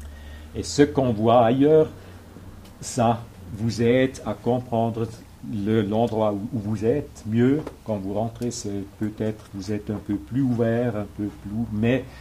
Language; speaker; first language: French; non-native, local second language; German